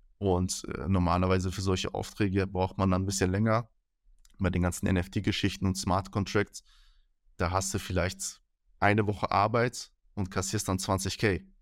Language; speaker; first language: German; early bilingual, other home language; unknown